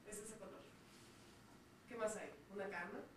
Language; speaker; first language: Spanish; native; Spanish